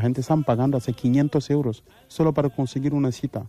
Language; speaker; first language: Spanish; non-native, fluent; Wolof